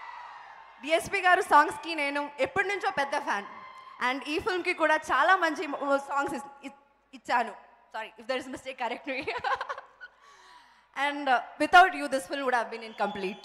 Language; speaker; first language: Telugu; non-native, local second language; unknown